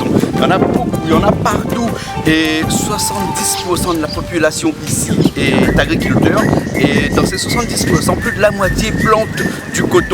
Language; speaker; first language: French; native; French